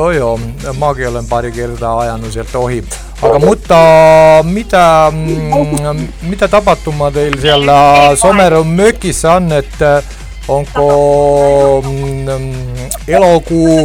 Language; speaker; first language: Finnish; non-native, learner; Estonian